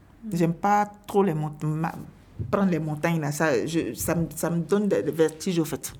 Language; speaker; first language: French; non-native, local second language; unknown